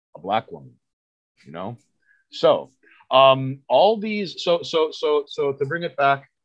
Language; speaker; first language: English; early bilingual, other home language; Spanish